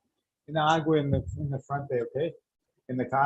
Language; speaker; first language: Portuguese; non-native, learner; English